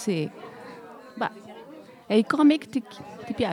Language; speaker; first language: Italian; non-native, learner; French